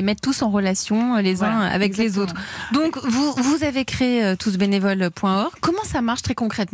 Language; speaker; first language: French; native; French